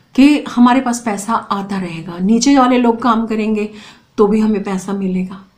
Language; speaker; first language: Hindi; native; Hindi